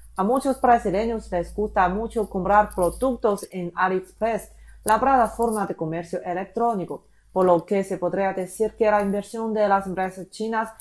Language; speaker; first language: Spanish; non-native, fluent; Chinese